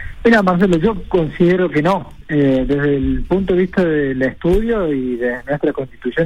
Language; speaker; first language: Spanish; native; Spanish